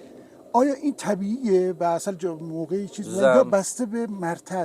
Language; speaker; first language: Persian; native; Persian